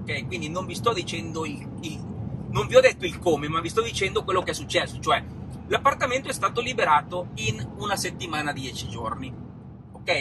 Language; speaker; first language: Italian; non-native, fluent; Spanish